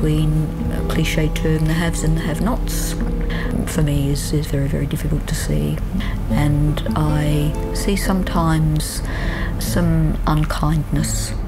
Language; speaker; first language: English; native; English